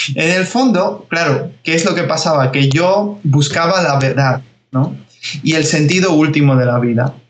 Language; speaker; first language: Spanish; early bilingual, other home language; Georgian